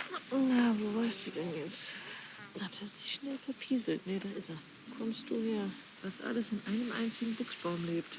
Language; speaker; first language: German; native; German